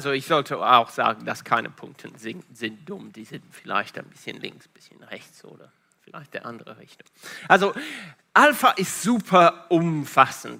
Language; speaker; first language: German; non-native, fluent; Italian